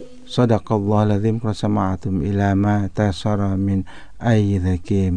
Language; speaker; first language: Arabic; non-native, fluent; Indonesian